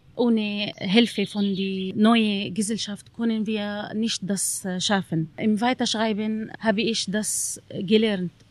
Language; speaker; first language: German; non-native, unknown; Arabic